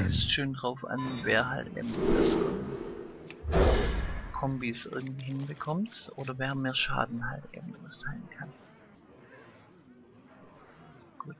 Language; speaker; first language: German; native; German